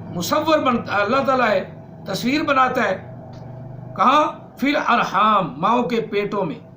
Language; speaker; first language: Urdu; non-native, local second language; Punjabi